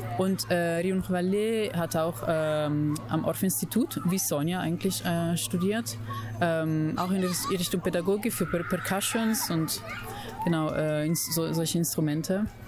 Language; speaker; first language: German; non-native, fluent; Italian